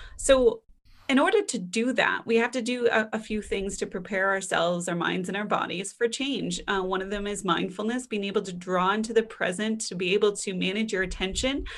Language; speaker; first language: English; native; English